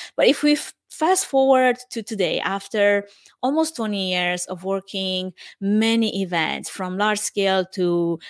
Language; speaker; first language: English; non-native, fluent; Romanian